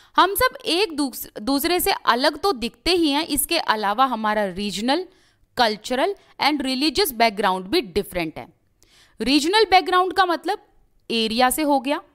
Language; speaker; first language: Hindi; native; Hindi